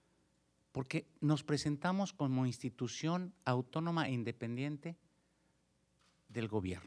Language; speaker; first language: Spanish; native; Spanish